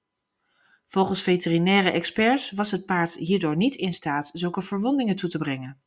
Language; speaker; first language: Dutch; native; Dutch